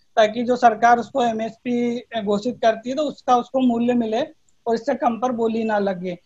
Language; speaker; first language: Hindi; native; Hindi